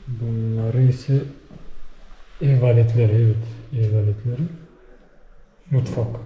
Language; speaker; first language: Turkish; non-native, learner; Bashkir